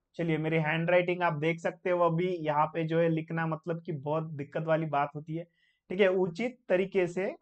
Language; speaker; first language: Hindi; non-native, local second language; Marathi